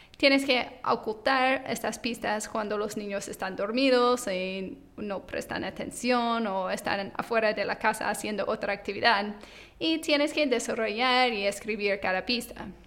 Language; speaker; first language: Spanish; non-native, fluent; English